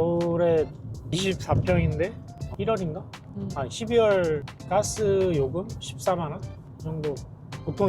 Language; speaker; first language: Korean; native; Korean